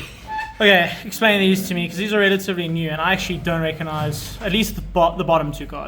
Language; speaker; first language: English; native; English